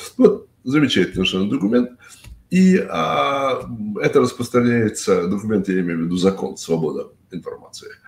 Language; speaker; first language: Russian; native; Russian